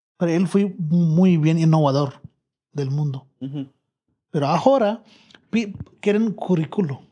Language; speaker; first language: Spanish; non-native, learner; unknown